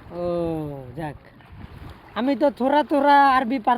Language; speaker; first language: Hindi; non-native, learner; Bangla